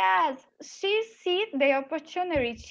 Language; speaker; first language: English; non-native, learner; Portuguese